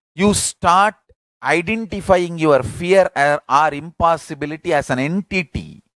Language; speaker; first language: English; non-native, local second language; Tamil